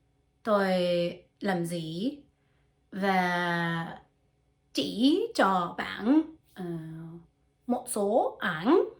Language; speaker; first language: Vietnamese; non-native, learner; French